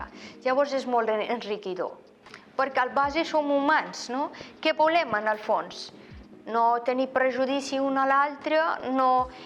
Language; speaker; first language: Catalan; non-native, fluent; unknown